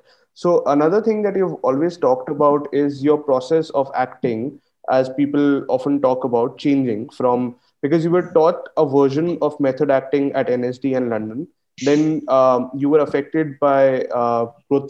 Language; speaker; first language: English; non-native, local second language; Bangla